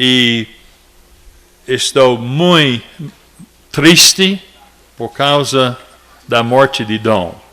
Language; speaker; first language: Portuguese; non-native, fluent; English